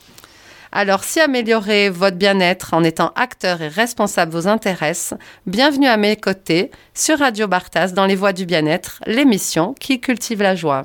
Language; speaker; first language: French; native; French